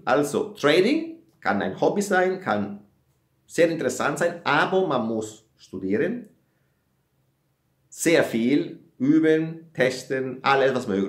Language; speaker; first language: German; non-native, fluent; Italian